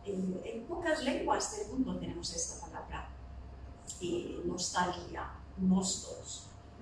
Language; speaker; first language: Spanish; non-native, fluent; Turkish